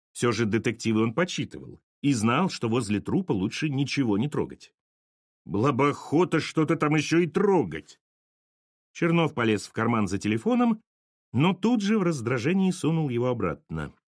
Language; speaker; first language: Russian; native; Russian